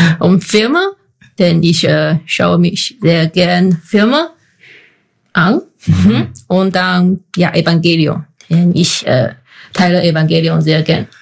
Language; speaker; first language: German; non-native, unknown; Chinese